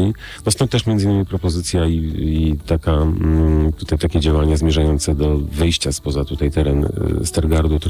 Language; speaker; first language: Polish; native; Polish